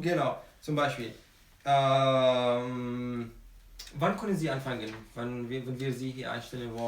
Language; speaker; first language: German; non-native, fluent; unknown